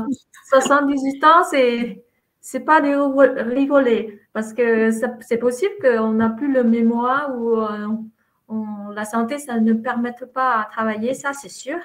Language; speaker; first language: French; non-native, fluent; Vietnamese